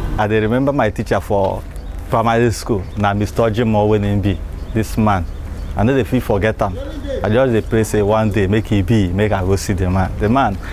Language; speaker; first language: Nigerian Pidgin; native; Nigerian Pidgin